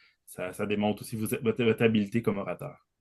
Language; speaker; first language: French; native; French